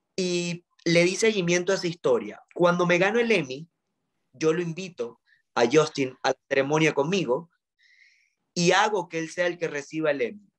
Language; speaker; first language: Spanish; native; Spanish